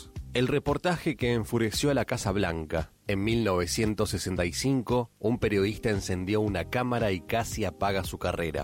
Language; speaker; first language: Spanish; native; Spanish